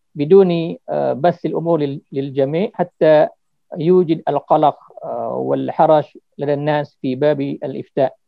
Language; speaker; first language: Arabic; non-native, fluent; Malay